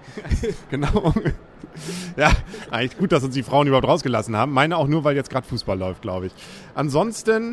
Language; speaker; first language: German; native; German